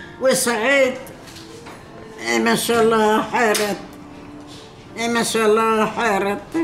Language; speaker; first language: Hebrew; non-native, learner; Arabic